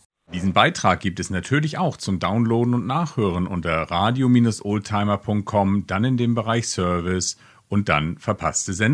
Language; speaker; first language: German; native; German